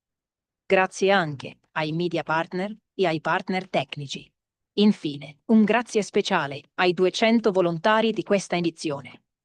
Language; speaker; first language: Italian; native; Italian